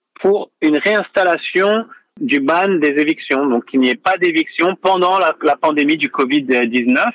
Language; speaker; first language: French; native; French